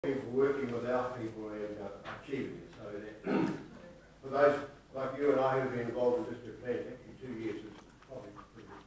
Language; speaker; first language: English; native; English